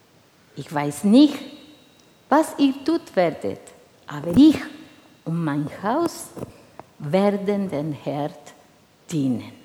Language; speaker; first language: German; non-native, fluent; Spanish